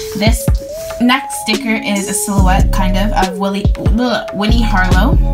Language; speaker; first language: English; native; English